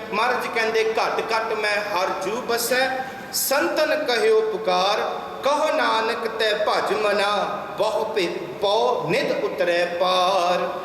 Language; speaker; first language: Punjabi; early bilingual, heritage; Punjabi